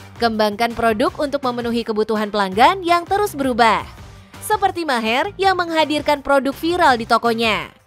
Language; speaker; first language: Indonesian; native; Indonesian